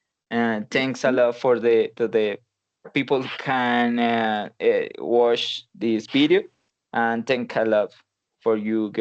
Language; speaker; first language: English; non-native, learner; Spanish